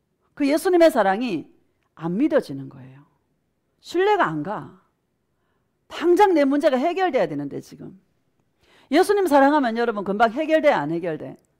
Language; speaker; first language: Korean; native; Korean